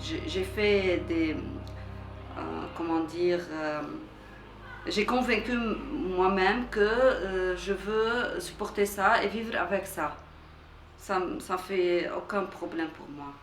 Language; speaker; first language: French; non-native, local second language; Arabic